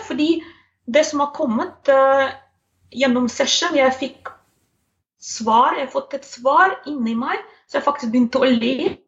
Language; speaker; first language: Norwegian; non-native, fluent; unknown